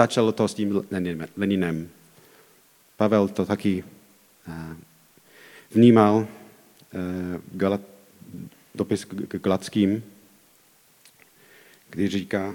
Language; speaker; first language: Czech; non-native, fluent; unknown